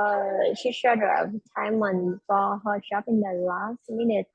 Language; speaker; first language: English; non-native, learner; Vietnamese